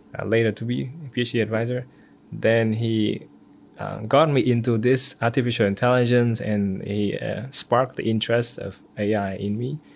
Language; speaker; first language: English; non-native, fluent; Vietnamese